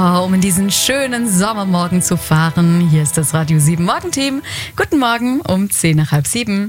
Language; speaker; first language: German; native; German